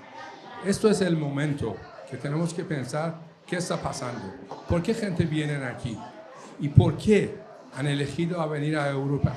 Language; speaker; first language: Spanish; non-native, fluent; Persian